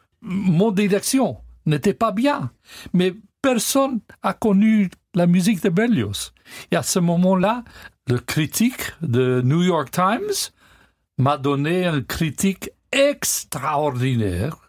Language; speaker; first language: French; non-native, learner; English